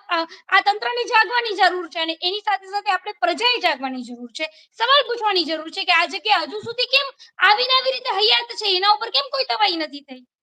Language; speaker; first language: Gujarati; native; Gujarati